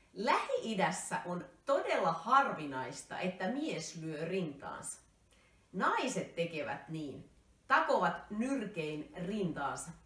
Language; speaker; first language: Finnish; native; Finnish